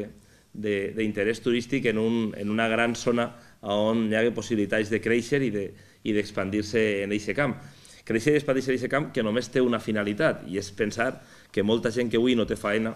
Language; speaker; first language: Catalan; native; Catalan